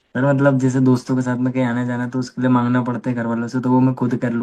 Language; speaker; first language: Hindi; native; Hindi